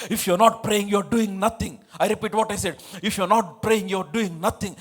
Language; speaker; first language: English; non-native, local second language; Telugu